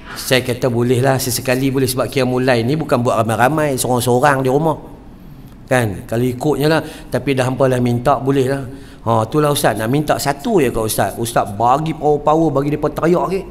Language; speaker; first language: Malay; native; Malay